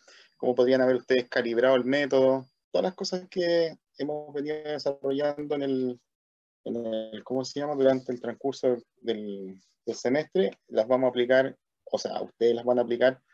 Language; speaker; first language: Spanish; native; Spanish